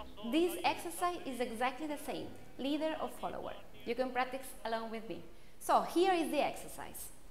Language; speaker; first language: English; non-native, fluent; Spanish